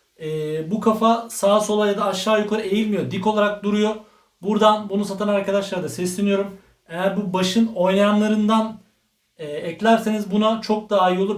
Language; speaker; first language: Turkish; native; Turkish